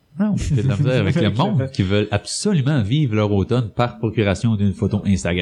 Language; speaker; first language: French; native; French